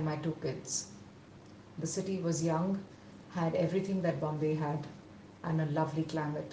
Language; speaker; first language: English; non-native, local second language; Telugu